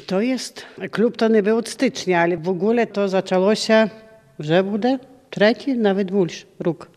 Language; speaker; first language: Polish; non-native, local second language; Ukrainian